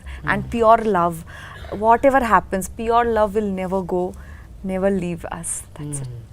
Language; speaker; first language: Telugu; non-native, learner; Bangla